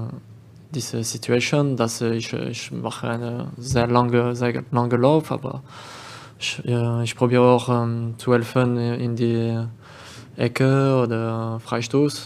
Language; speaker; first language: German; non-native, learner; French